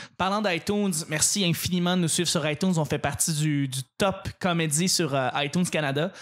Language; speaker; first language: French; native; French